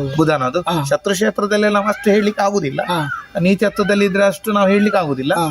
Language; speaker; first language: Kannada; native; Kannada